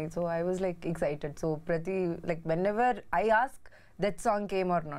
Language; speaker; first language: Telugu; non-native, fluent; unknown